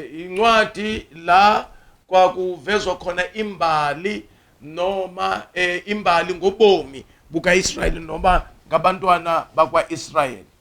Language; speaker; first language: Zulu; non-native, local second language; Xhosa